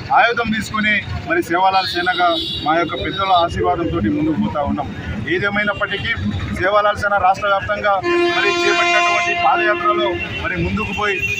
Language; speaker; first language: Telugu; non-native, local second language; Lambadi